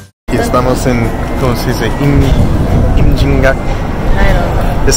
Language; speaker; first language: Spanish; non-native, learner; English